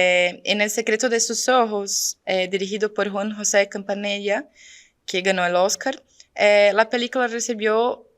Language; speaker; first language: Spanish; non-native, fluent; Portuguese